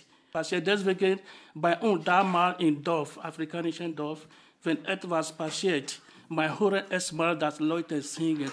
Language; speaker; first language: German; non-native, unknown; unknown